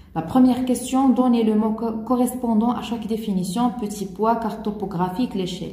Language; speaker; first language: French; non-native, local second language; Arabic